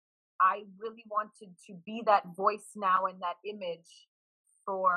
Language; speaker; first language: English; native; English